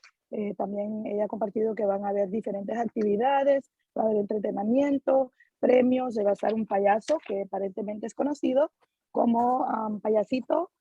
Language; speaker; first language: Spanish; native; Spanish